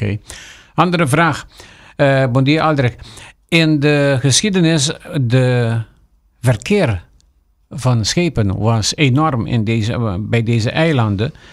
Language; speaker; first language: Dutch; non-native, local second language; Papiamento